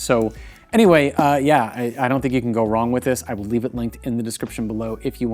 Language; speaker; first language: English; native; English